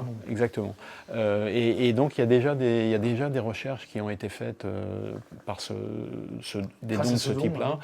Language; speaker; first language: French; native; French